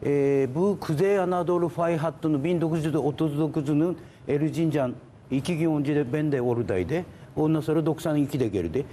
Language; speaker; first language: Turkish; non-native, learner; Japanese